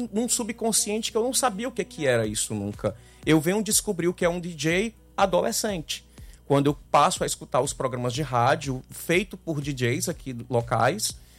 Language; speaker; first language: Portuguese; native; Portuguese